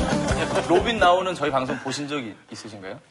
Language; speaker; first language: Korean; native; Korean